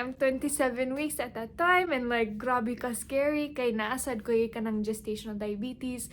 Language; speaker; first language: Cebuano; non-native, local second language; English